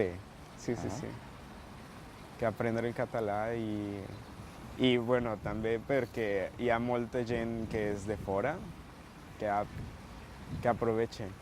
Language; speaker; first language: Catalan; non-native, learner; Spanish